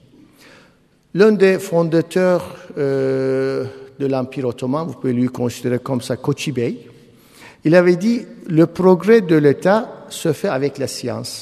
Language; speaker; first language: French; non-native, fluent; Turkish